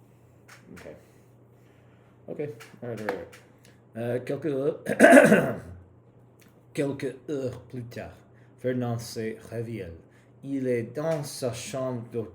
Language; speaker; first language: French; non-native, learner; English